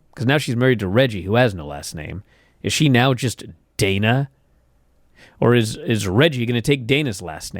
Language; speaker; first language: English; native; English